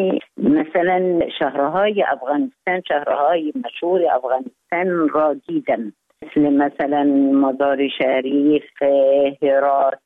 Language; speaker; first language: Persian; non-native, fluent; Arabic